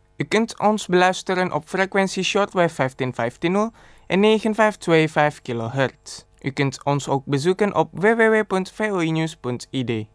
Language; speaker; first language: Dutch; non-native, fluent; Indonesian